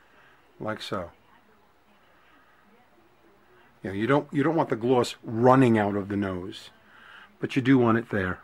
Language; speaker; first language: English; native; English